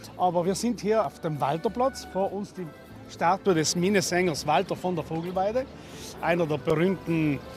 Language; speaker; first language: German; native; German